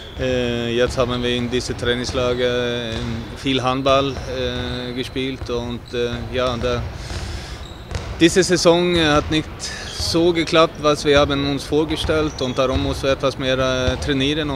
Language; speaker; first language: German; non-native, fluent; Swedish